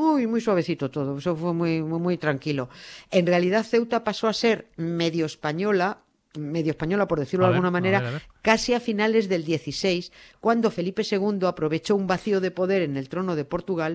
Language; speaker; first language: Spanish; native; Spanish